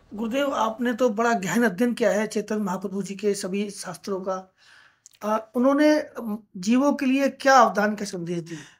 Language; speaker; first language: Hindi; native; Hindi